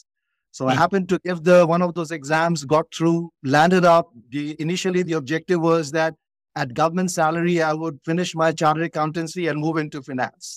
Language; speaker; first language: English; non-native, local second language; Bangla